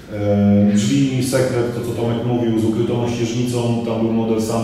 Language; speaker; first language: Polish; native; Polish